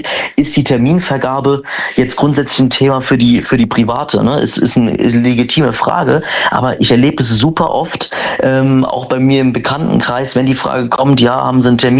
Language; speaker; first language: German; native; German